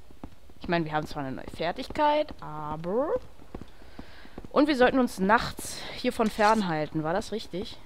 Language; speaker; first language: German; native; German